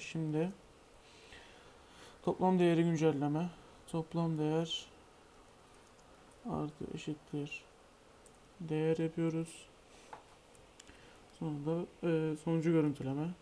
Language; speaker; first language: Turkish; native; Turkish